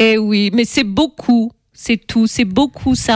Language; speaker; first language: French; native; French